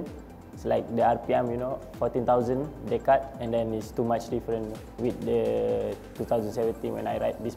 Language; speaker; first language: English; non-native, learner; Malay